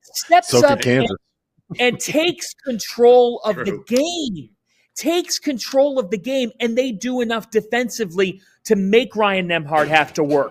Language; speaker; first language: English; native; English